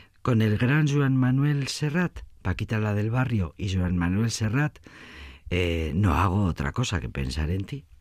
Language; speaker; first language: Spanish; native; Spanish